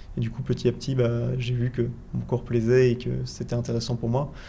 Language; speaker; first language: French; native; French